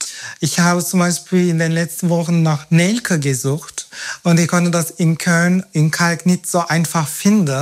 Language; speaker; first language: German; non-native, fluent; Turkish